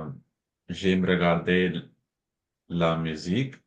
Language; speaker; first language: French; non-native, learner; Hindi